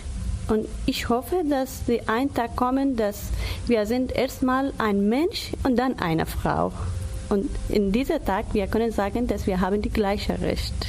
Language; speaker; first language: German; non-native, learner; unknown